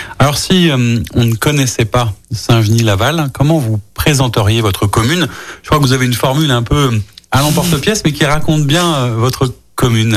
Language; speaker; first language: French; native; French